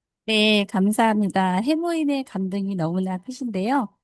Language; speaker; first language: Korean; native; Korean